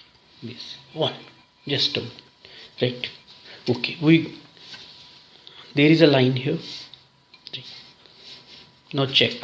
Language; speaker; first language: English; non-native, local second language; Hindi